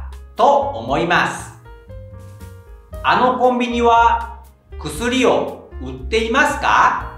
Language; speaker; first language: Japanese; non-native, fluent; Indonesian